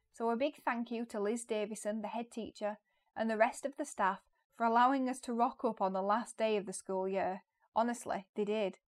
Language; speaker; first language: English; native; English